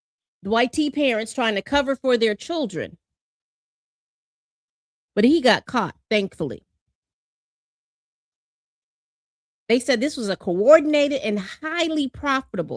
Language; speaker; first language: English; native; English